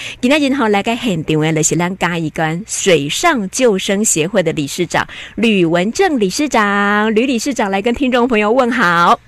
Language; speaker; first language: Chinese; native; Chinese